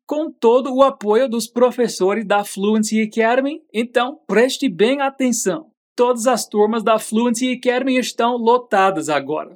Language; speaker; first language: Portuguese; native; Portuguese